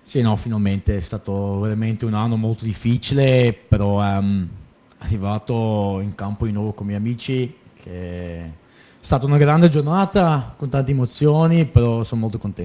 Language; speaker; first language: Italian; non-native, fluent; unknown